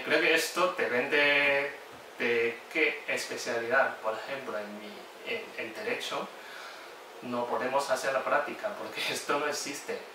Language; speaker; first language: Spanish; non-native, fluent; Chinese